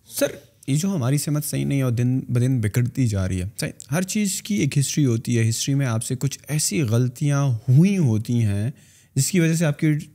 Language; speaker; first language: Urdu; native; Urdu